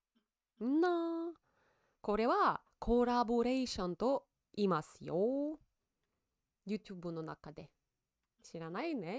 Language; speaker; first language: Japanese; non-native, learner; Russian